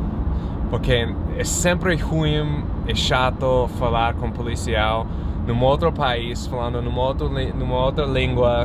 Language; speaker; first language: Portuguese; non-native, fluent; English